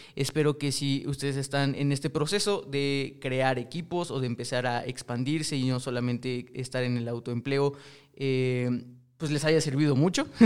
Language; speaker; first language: Spanish; native; Spanish